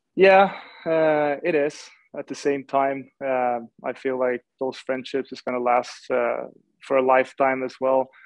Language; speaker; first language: English; non-native, fluent; Swedish